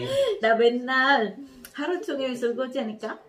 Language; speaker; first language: Korean; non-native, learner; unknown